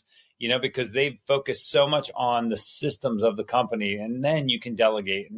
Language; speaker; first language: English; native; English